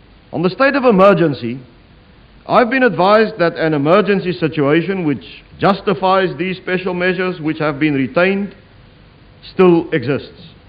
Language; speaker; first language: English; non-native, local second language; Afrikaans